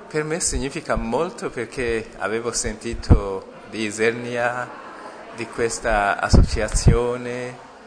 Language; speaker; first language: Italian; non-native, fluent; Rundi